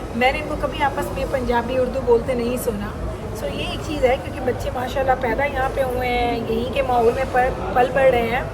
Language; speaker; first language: Urdu; non-native, local second language; Punjabi